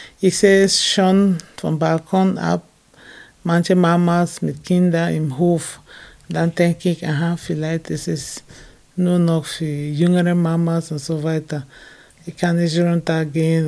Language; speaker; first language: German; non-native, fluent; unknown